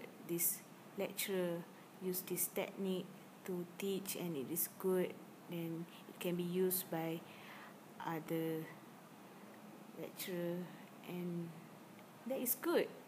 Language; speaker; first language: English; non-native, learner; Malay